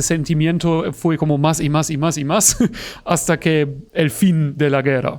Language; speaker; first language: Spanish; non-native, fluent; German